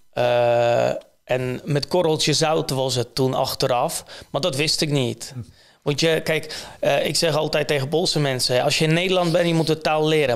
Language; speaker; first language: Dutch; non-native, fluent; Polish